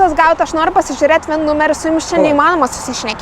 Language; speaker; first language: Lithuanian; native; Lithuanian